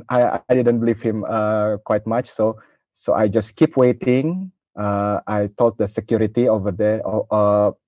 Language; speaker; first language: English; non-native, learner; Indonesian